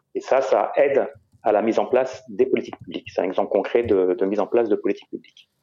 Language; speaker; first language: French; native; French